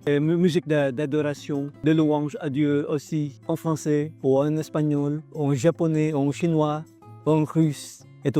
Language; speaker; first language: French; non-native, fluent; Filipino